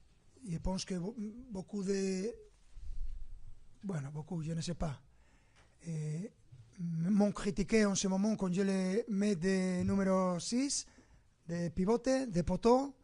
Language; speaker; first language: French; non-native, fluent; Spanish